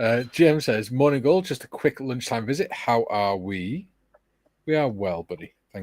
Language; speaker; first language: English; native; English